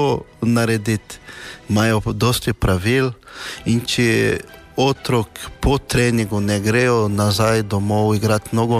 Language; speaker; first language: Slovenian; non-native, fluent; Portuguese